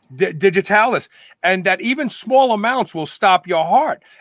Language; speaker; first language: English; native; English